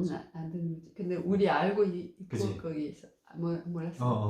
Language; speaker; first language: Korean; non-native, learner; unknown